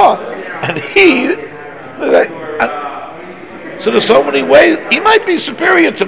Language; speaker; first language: English; native; English